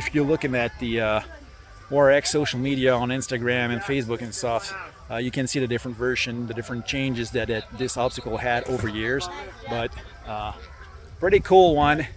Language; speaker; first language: English; non-native, local second language; French